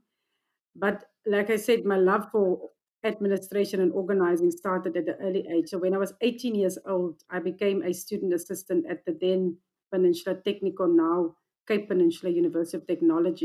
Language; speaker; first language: English; non-native, local second language; Afrikaans